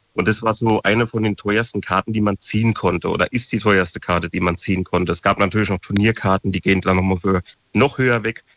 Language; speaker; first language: German; native; German